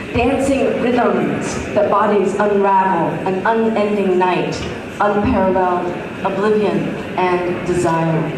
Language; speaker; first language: English; early bilingual, other home language; Vietnamese